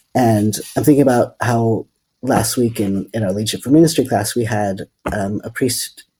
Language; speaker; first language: English; non-native, fluent; Dutch